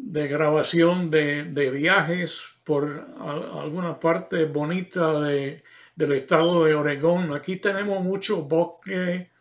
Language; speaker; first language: Spanish; non-native, fluent; English